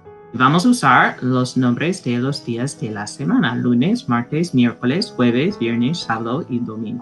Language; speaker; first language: Spanish; non-native, fluent; English